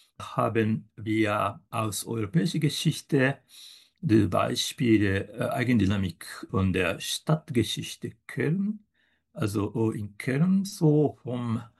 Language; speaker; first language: German; non-native, fluent; Japanese